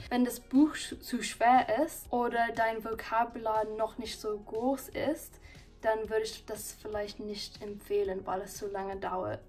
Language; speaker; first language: German; non-native, fluent; English